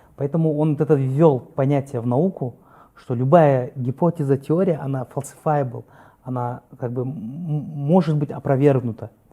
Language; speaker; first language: Russian; native; Russian